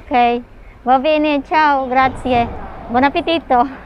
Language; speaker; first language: Italian; non-native, fluent; Filipino